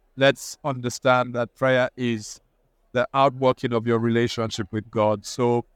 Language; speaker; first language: English; non-native, local second language; Igbo